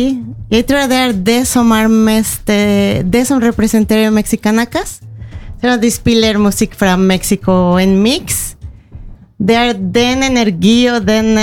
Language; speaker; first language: Norwegian; non-native, learner; Spanish